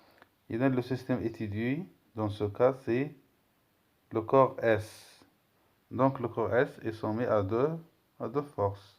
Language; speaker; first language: French; non-native, local second language; Arabic